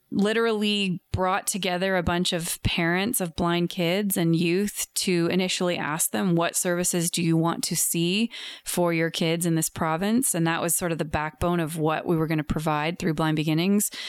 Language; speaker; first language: English; native; English